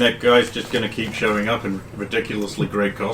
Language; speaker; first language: English; native; English